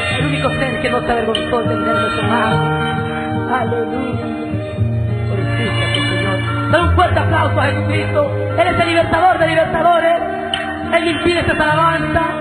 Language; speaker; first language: Spanish; native; Spanish